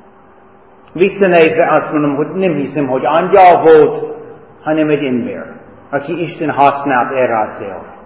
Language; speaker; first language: Hungarian; non-native, fluent; English